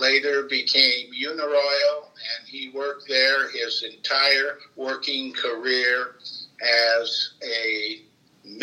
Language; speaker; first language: English; native; English